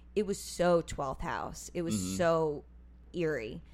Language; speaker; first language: English; native; English